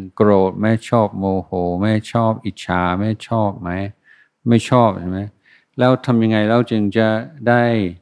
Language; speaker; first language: Thai; non-native, fluent; English